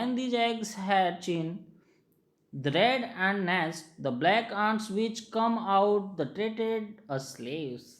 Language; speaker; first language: English; non-native, local second language; Gujarati